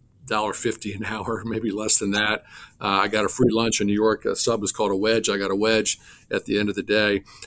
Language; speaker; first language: English; native; English